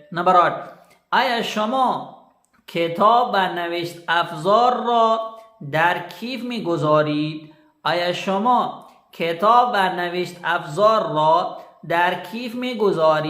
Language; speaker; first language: Persian; non-native, fluent; Urdu